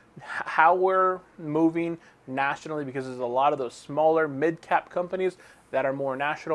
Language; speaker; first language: English; native; English